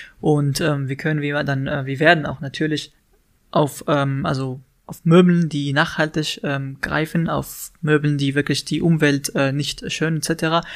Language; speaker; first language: German; non-native, fluent; Arabic